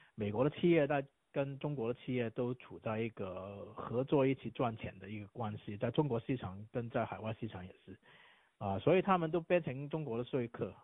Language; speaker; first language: Chinese; non-native, fluent; Cantonese